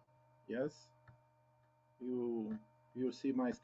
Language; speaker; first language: English; non-native, learner; Romanian